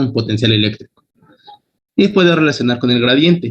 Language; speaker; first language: Spanish; native; Spanish